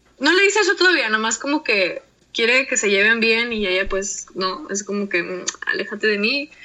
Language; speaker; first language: Spanish; native; Spanish